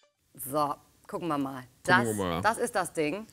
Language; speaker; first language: German; native; German